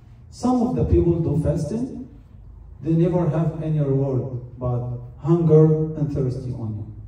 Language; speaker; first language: English; non-native, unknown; Arabic